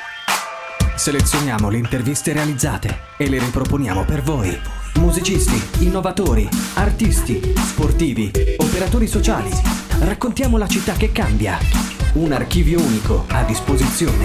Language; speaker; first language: Italian; native; Italian